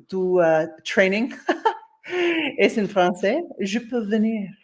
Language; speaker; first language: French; non-native, learner; English